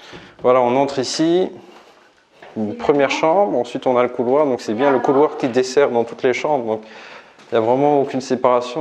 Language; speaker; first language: French; native; French